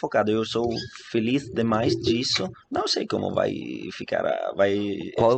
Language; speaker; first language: Portuguese; non-native, fluent; Italian